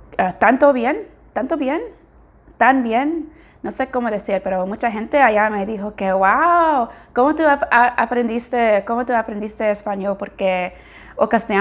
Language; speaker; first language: Spanish; non-native, fluent; English